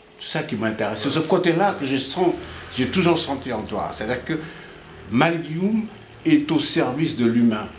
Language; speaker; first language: French; non-native, local second language; Wolof